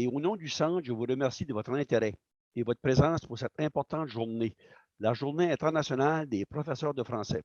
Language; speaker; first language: French; native; French